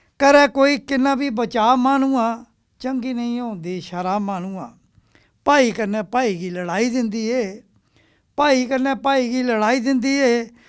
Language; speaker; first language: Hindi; non-native, local second language; Dogri